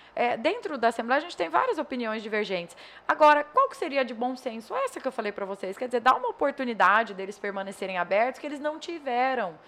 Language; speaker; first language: Portuguese; native; Portuguese